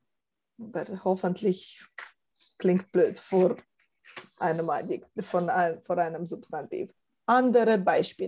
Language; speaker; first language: German; non-native, fluent; Romanian